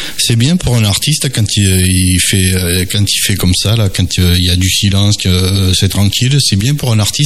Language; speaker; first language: French; native; French